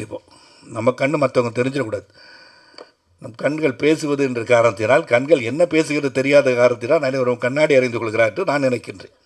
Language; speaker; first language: Tamil; native; Tamil